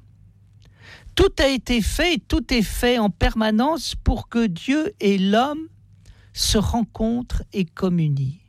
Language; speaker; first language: French; native; French